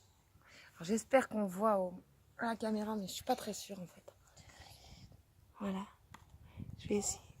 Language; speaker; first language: French; native; French